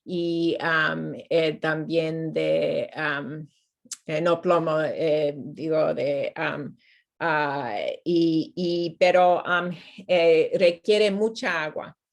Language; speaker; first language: Spanish; non-native, fluent; English